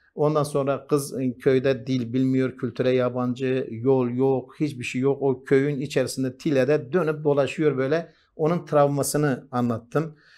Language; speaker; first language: Turkish; non-native, local second language; Kurdish